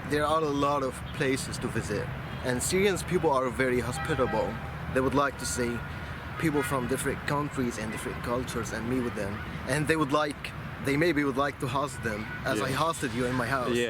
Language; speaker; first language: English; non-native, fluent; Arabic